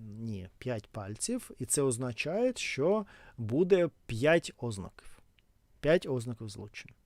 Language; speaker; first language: Ukrainian; non-native, local second language; Russian